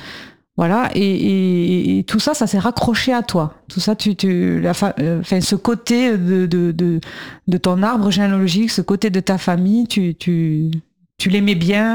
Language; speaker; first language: French; native; French